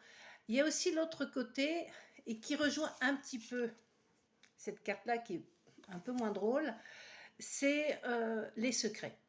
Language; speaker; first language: French; native; French